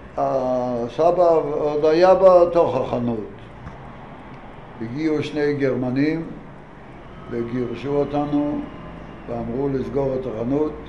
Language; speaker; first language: Hebrew; non-native, fluent; Yiddish